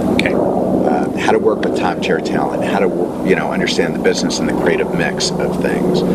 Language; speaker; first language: English; native; English